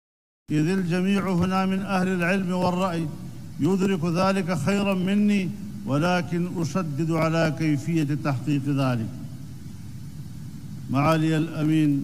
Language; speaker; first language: Arabic; non-native, fluent; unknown